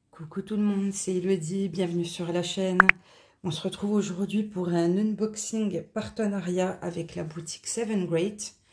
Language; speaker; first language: French; native; French